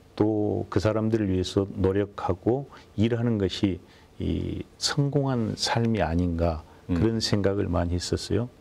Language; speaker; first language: Korean; native; Korean